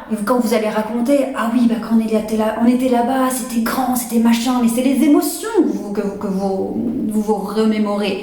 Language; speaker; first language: French; native; French